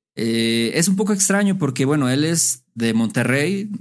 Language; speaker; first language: Spanish; native; Spanish